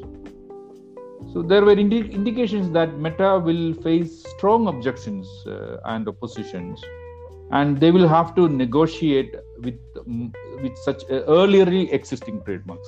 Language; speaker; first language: English; non-native, local second language; Malayalam